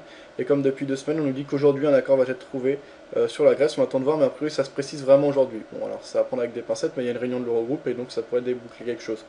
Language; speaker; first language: French; native; French